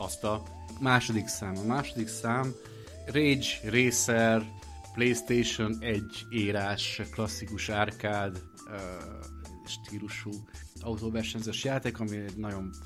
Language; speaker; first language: Hungarian; native; Hungarian